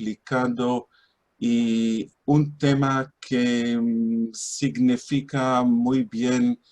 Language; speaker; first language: Spanish; non-native, fluent; Hebrew